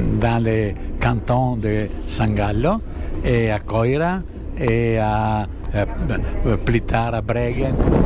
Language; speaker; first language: French; non-native, learner; Italian